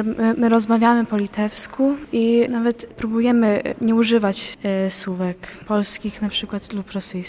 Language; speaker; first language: Polish; non-native, local second language; Lithuanian